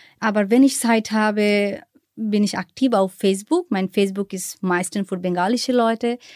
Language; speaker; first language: German; non-native, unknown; Bangla